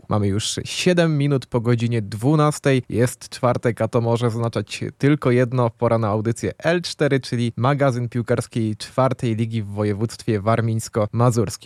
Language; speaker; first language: Polish; native; Polish